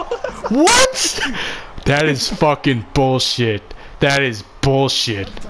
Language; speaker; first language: English; native; English